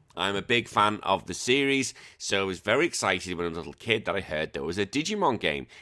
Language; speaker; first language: English; native; English